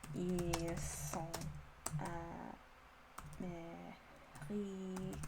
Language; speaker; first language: French; non-native, learner; English